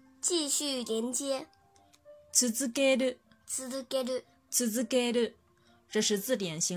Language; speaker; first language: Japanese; non-native, fluent; Chinese